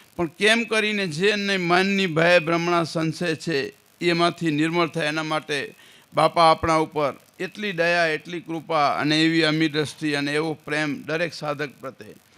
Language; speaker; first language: Gujarati; non-native, local second language; Kachhi